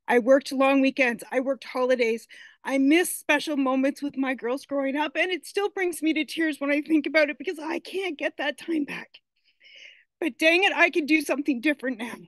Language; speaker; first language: English; native; English